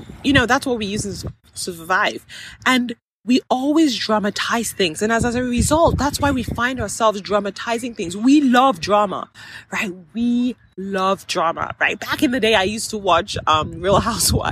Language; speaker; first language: English; non-native, local second language; Yoruba